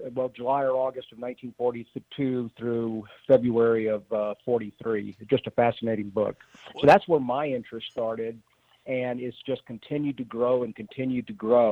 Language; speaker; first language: English; native; English